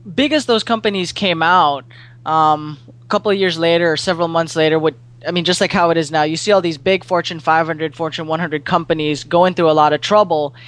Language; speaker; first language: English; non-native, local second language; Filipino